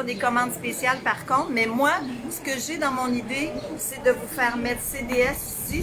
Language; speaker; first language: French; native; French